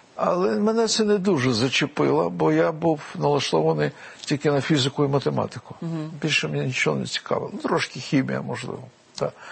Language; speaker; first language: Ukrainian; non-native, local second language; Russian